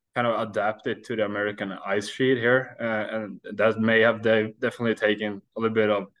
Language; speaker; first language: English; non-native, fluent; Swedish